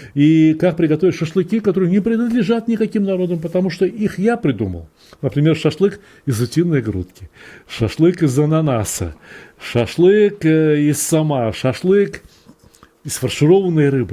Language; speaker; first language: Russian; native; Russian